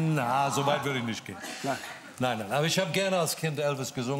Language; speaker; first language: German; non-native, fluent; English